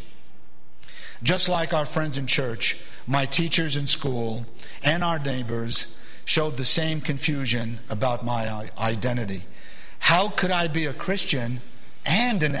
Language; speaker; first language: English; early bilingual, other home language; Arabic